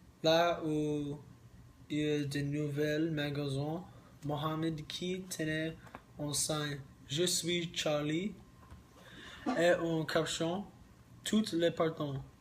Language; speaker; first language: French; non-native, learner; English